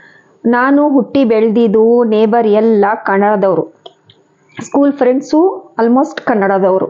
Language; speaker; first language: Kannada; non-native, local second language; Hindi